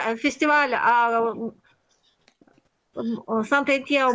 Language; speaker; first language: French; non-native, learner; Kyrgyz